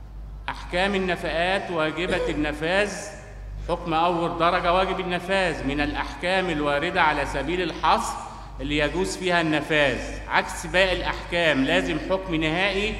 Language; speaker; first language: Arabic; native; Arabic